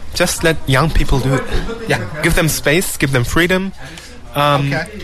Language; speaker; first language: English; non-native, fluent; German